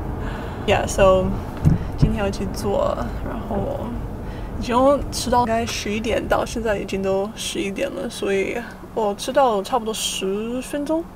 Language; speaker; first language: Chinese; early bilingual, heritage; Chinese